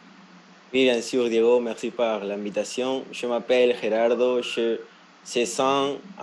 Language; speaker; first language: French; non-native, fluent; Spanish